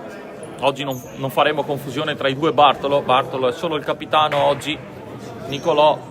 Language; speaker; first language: Italian; native; Italian